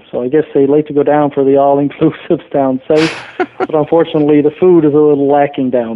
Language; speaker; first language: English; native; English